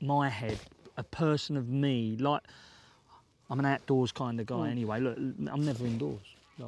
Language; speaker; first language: English; native; English